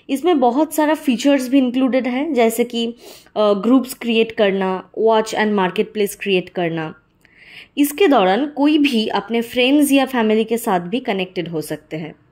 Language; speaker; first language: Hindi; non-native, local second language; Bangla